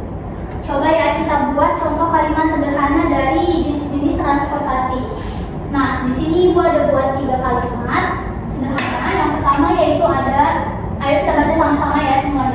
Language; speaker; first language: Indonesian; native; Indonesian